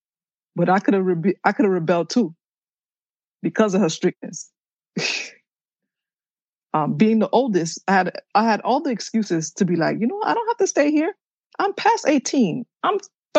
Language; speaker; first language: English; early bilingual, other home language; Haitian Creole